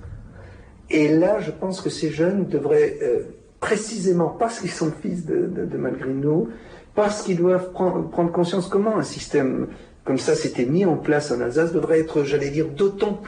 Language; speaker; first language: French; native; French